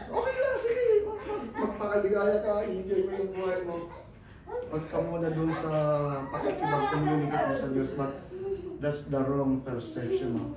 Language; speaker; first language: Filipino; native; Filipino